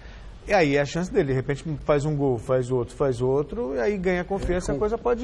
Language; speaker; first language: Portuguese; native; Portuguese